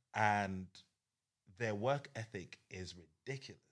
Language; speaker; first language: English; native; English